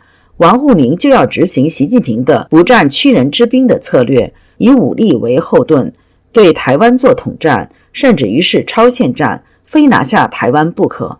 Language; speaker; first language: Chinese; native; Chinese